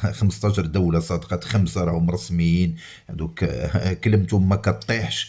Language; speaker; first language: Arabic; native; Arabic